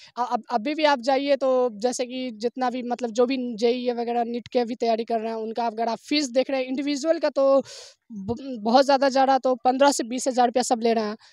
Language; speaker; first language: Hindi; native; Hindi